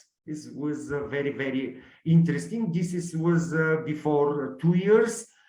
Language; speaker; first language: English; non-native, learner; Bulgarian